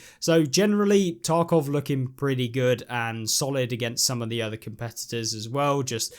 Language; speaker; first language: English; native; English